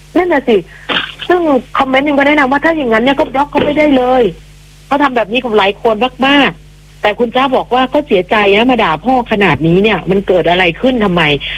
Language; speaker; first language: Thai; native; Thai